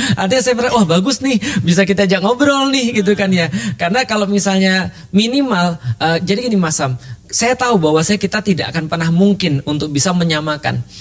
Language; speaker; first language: Indonesian; native; Indonesian